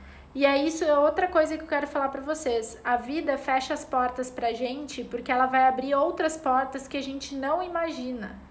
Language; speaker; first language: Portuguese; native; Portuguese